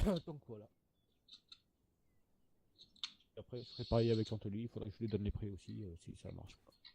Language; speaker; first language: French; native; French